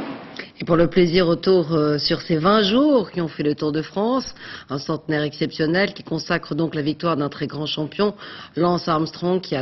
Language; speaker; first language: French; native; French